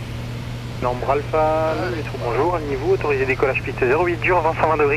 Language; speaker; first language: French; native; French